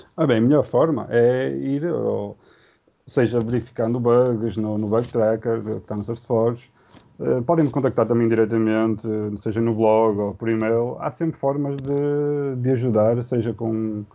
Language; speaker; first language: Portuguese; native; Portuguese